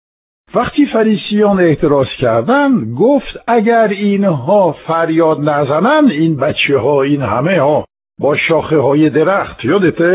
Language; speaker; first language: Persian; non-native, fluent; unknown